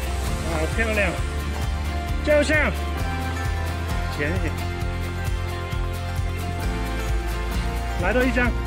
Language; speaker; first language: Chinese; non-native, local second language; Cantonese